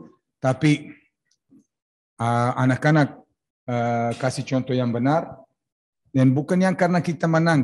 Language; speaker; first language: Indonesian; non-native, fluent; Serbian